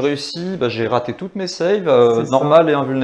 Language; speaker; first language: French; native; French